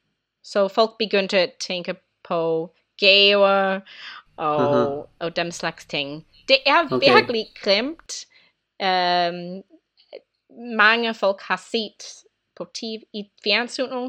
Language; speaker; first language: Danish; non-native, fluent; English